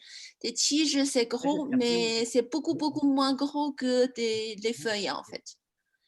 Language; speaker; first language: French; non-native, fluent; Chinese